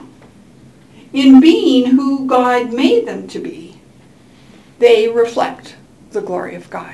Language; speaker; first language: English; native; English